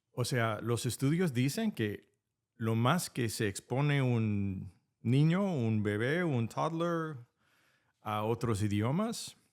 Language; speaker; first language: Spanish; non-native, fluent; English